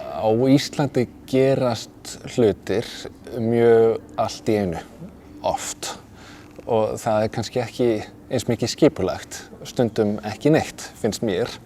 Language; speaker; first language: Icelandic; non-native, fluent; Danish